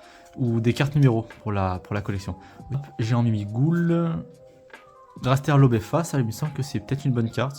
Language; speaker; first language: French; native; French